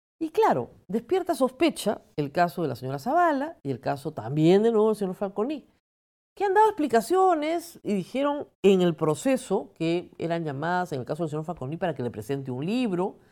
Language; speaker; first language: Spanish; native; Spanish